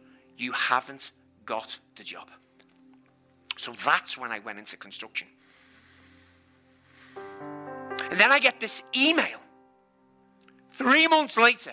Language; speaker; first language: English; native; English